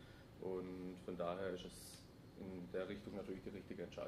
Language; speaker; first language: German; native; German